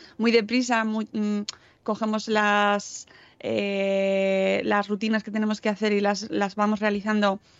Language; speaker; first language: Spanish; native; Spanish